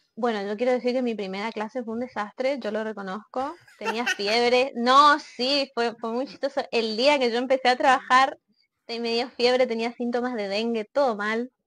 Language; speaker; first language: Spanish; native; Spanish